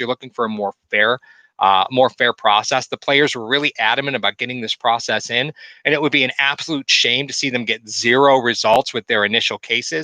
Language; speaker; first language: English; native; English